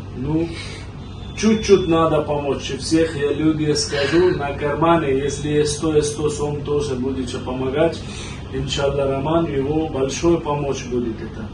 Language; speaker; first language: Russian; non-native, learner; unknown